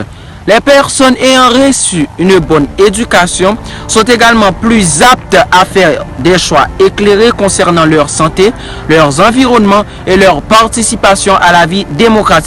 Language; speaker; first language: French; non-native, local second language; Haitian Creole